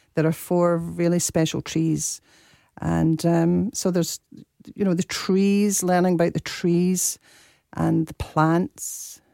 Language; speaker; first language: English; native; English